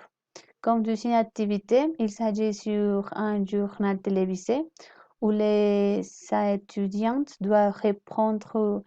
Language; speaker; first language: French; non-native, learner; Spanish